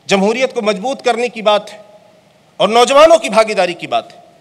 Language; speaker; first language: Hindi; native; Hindi